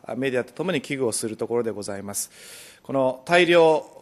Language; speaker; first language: Japanese; native; Japanese